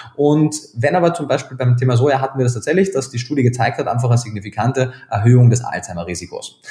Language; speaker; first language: German; native; German